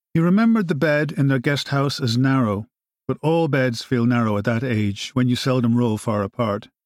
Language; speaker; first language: English; native; English